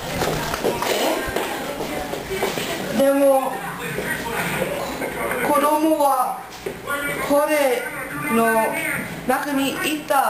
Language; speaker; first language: Japanese; non-native, learner; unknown